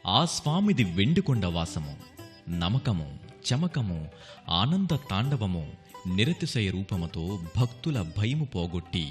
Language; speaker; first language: Telugu; native; Telugu